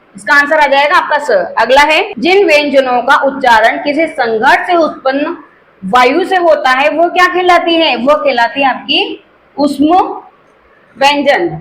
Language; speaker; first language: Hindi; native; Hindi